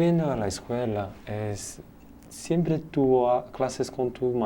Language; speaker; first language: Spanish; non-native, learner; Portuguese